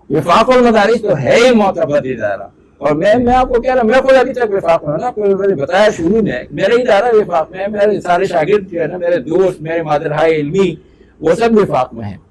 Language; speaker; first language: Urdu; non-native, local second language; Pashto